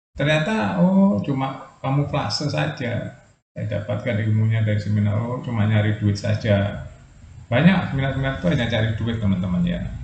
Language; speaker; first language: Indonesian; non-native, local second language; Javanese